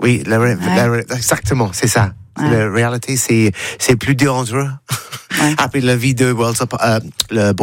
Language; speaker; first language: French; non-native, learner; English